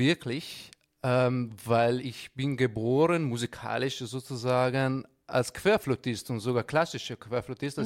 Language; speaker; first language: German; non-native, fluent; Italian